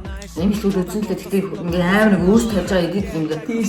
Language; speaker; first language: Mongolian; native; Mongolian